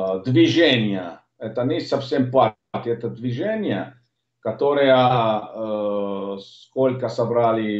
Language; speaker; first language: Russian; non-native, learner; Italian